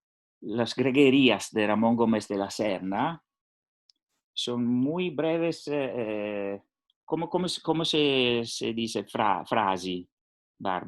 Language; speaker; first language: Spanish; non-native, learner; Italian